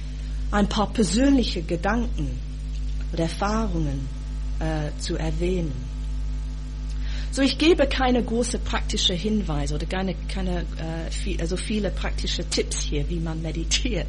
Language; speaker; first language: German; non-native, fluent; English